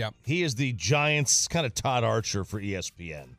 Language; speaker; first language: English; native; English